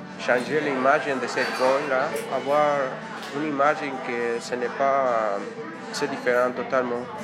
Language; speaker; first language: French; non-native, learner; Spanish